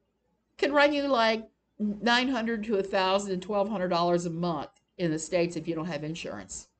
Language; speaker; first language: English; native; English